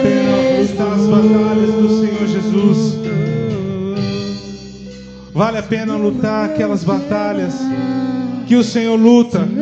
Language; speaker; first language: Portuguese; native; Portuguese